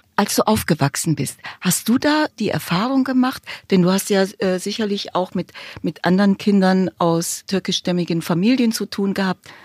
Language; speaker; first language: German; native; German